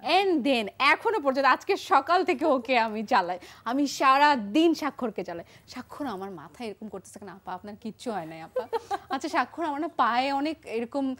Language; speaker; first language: Bangla; native; Bangla